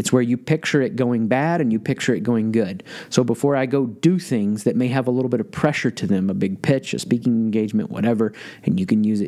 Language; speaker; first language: English; native; English